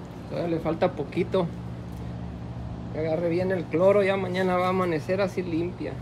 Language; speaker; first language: Spanish; native; Spanish